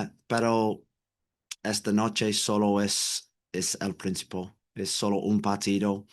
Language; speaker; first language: Spanish; non-native, learner; English